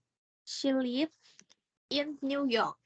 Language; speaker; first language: English; non-native, learner; Thai